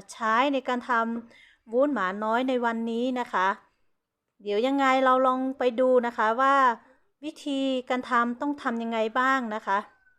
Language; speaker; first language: Thai; non-native, local second language; Hmong